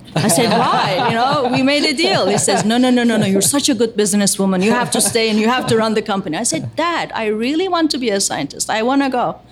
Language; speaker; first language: English; non-native, fluent; Turkish